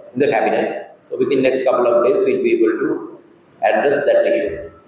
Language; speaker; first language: English; non-native, local second language; Sinhala